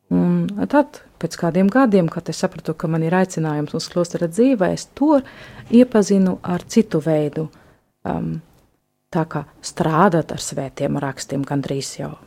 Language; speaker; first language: Latvian; non-native, fluent; German